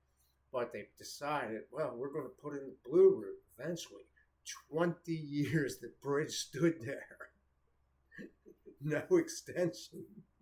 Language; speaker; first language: English; native; English